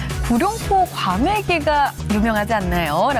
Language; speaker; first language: Korean; native; Korean